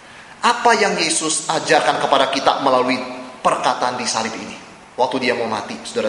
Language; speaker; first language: Indonesian; native; Indonesian